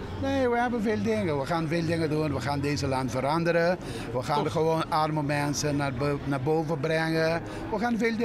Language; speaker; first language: Dutch; non-native, learner; Papiamento